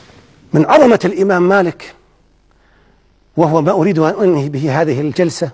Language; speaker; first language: Arabic; native; Arabic